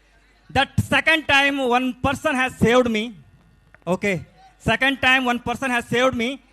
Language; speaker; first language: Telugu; non-native, learner; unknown